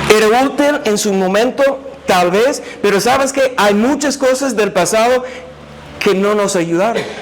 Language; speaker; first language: Spanish; non-native, fluent; English